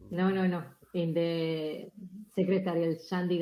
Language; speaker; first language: English; non-native, learner; Spanish